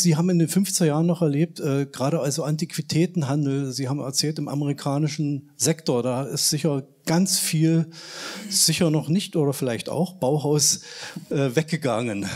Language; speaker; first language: German; native; German